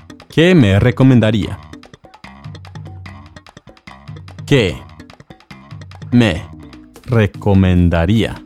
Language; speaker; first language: Spanish; non-native, fluent; English